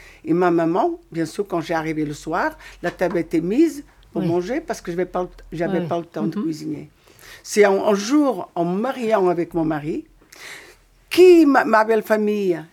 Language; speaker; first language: French; non-native, fluent; Portuguese